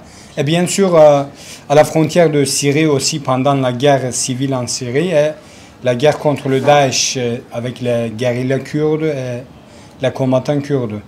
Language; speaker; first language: French; non-native, learner; Kurdish